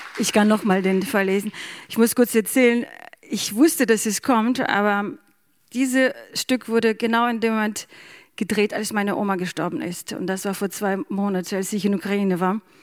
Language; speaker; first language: German; non-native, fluent; Ukrainian